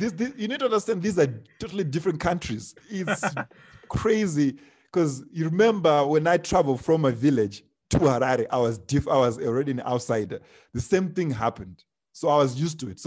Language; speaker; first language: English; non-native, local second language; Shona